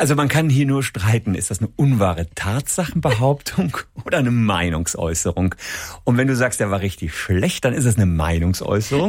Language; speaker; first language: German; native; German